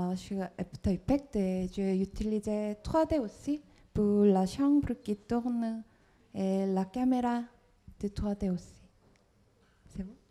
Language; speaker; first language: French; non-native, fluent; Korean